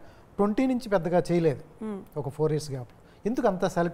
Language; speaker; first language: Telugu; native; Telugu